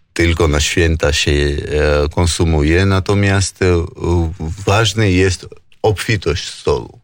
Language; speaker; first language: Polish; non-native, fluent; Georgian